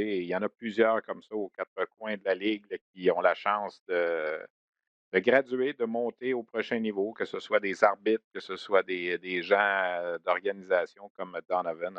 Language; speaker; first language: French; native; French